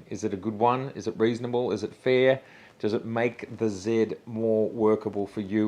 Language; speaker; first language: English; native; English